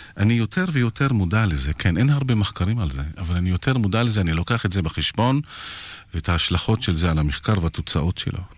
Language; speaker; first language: Hebrew; non-native, local second language; Arabic